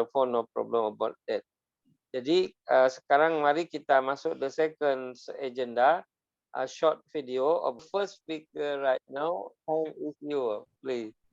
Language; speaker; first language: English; non-native, learner; Malay